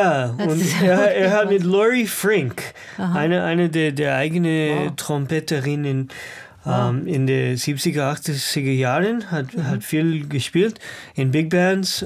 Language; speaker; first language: German; non-native, learner; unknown